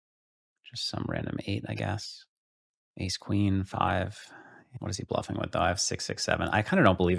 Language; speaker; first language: English; native; English